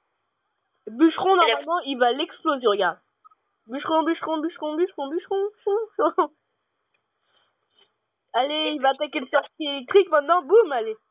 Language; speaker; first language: French; native; French